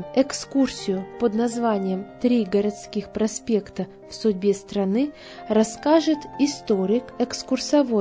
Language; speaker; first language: Russian; native; Russian